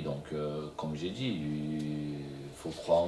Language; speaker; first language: French; non-native, fluent; Portuguese